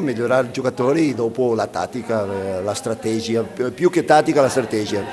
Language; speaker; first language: Italian; non-native, fluent; Portuguese